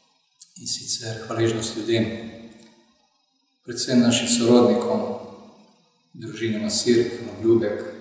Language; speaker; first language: Slovenian; early bilingual, other home language; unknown